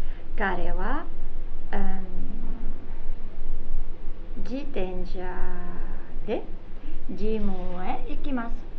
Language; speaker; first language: Japanese; non-native, learner; Spanish